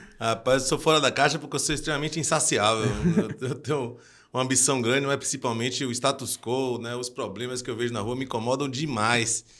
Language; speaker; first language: Portuguese; early bilingual, heritage; Portuguese